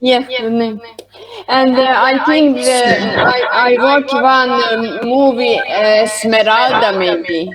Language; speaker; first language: English; non-native, learner; Hungarian